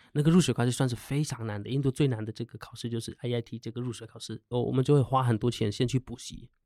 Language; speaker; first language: Chinese; non-native, fluent; Hindi